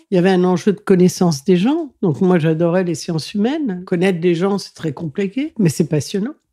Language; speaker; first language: French; early bilingual, other home language; Catalan